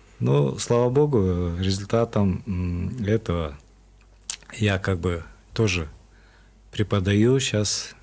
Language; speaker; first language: Russian; non-native, local second language; Kyrgyz